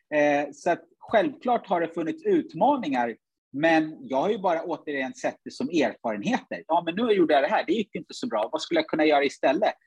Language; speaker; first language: Swedish; early bilingual, other home language; Ganda